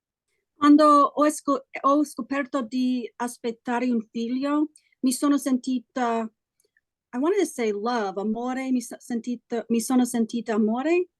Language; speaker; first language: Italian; non-native, learner; English